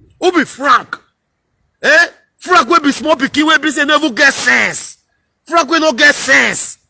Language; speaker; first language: Nigerian Pidgin; non-native, local second language; Bini